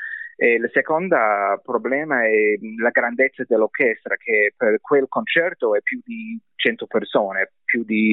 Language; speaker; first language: Italian; non-native, fluent; English